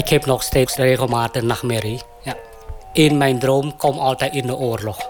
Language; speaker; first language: Dutch; non-native, fluent; Khmer